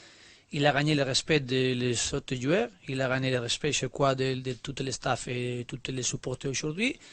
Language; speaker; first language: French; non-native, learner; Spanish